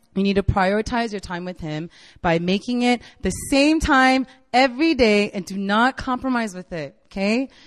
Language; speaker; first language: English; native; English